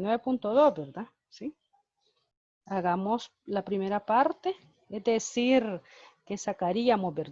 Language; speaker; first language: Spanish; native; Spanish